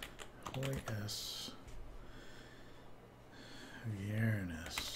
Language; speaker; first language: Spanish; non-native, learner; English